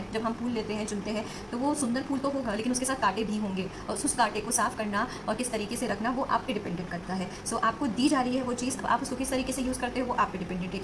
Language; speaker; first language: Hindi; native; Hindi